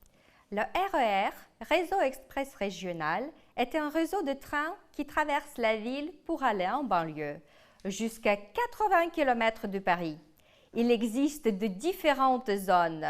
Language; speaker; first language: French; non-native, fluent; Ukrainian